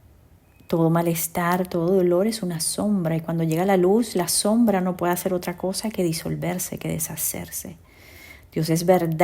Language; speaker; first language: Spanish; native; Spanish